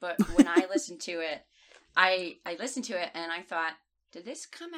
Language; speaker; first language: English; native; English